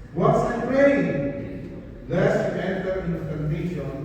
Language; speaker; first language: English; non-native, local second language; Filipino